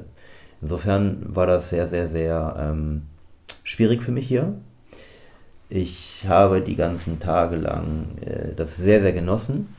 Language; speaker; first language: German; native; German